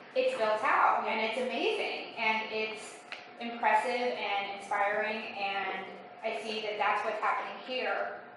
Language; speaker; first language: English; native; English